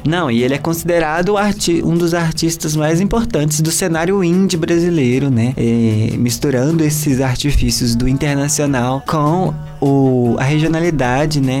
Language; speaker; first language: Portuguese; native; Portuguese